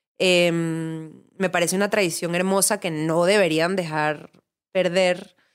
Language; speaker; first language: Spanish; native; Spanish